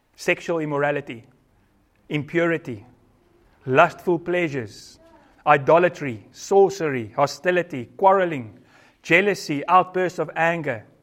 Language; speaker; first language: English; non-native, local second language; Afrikaans